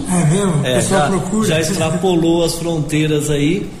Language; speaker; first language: Portuguese; native; Portuguese